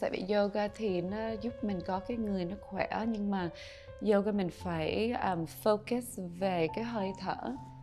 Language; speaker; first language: Vietnamese; early bilingual, other home language; English